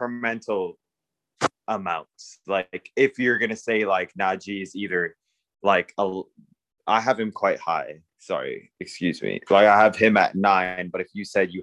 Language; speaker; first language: English; native; English